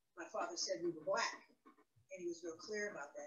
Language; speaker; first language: English; native; English